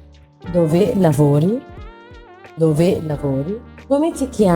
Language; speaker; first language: Italian; non-native, learner; Arabic